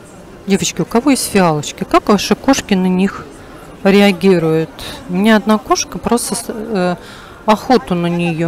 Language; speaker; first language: Russian; native; Russian